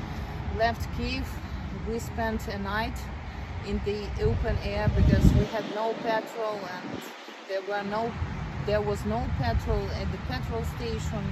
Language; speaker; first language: English; non-native, fluent; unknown